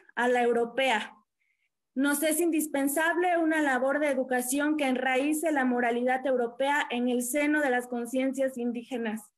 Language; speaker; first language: Spanish; non-native, local second language; Nahuatl languages